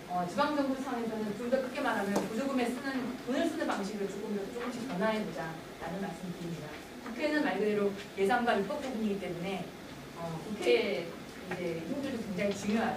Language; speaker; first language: Korean; native; Korean